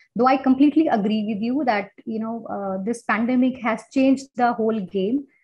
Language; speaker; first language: English; non-native, local second language; Hindi